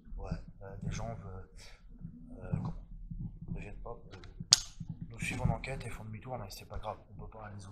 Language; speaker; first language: French; native; French